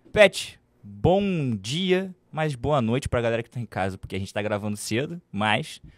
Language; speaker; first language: Portuguese; native; Portuguese